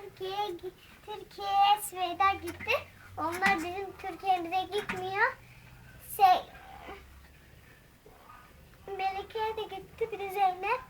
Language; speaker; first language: Turkish; early bilingual, heritage; Turkish